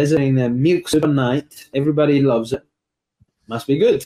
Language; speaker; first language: English; non-native, fluent; Italian